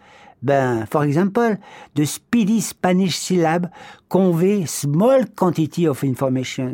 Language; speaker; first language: English; non-native, fluent; French